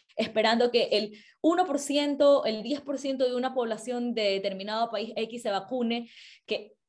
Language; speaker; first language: Spanish; native; Spanish